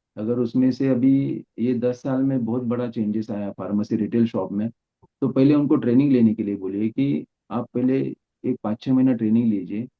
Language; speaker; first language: Hindi; non-native, local second language; Marathi